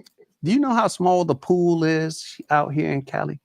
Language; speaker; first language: English; native; English